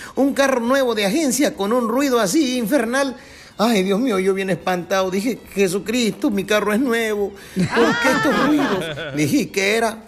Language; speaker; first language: Spanish; native; Spanish